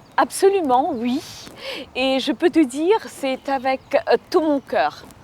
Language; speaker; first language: French; non-native, local second language; Morisyen